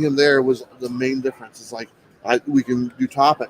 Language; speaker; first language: English; native; English